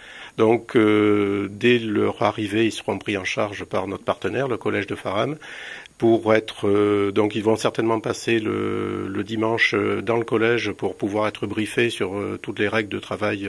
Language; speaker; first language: French; native; French